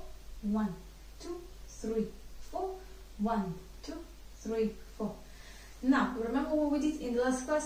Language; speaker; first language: English; non-native, fluent; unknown